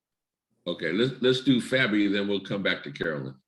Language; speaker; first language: English; native; English